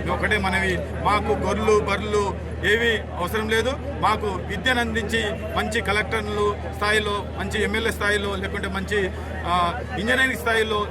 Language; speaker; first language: Telugu; non-native, local second language; Lambadi